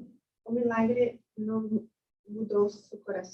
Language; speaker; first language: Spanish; non-native, learner; Portuguese